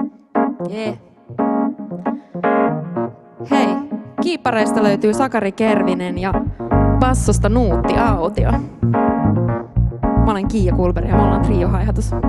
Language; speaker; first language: Finnish; native; Finnish